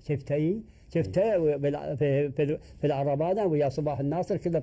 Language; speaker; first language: Arabic; native; Arabic